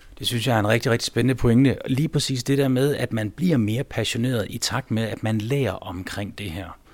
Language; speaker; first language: Danish; native; Danish